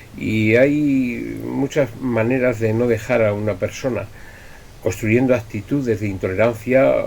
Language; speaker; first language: Spanish; native; Spanish